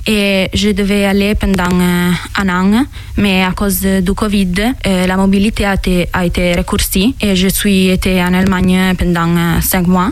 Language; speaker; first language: French; non-native, learner; Italian